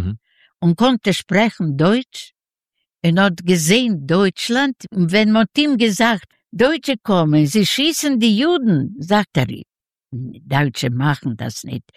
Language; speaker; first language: German; non-native, learner; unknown